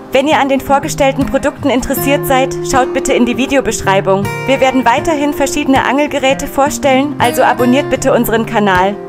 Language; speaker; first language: German; non-native, learner; Japanese